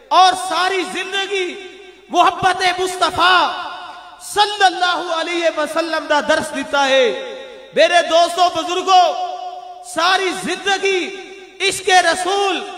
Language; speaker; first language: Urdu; non-native, local second language; Punjabi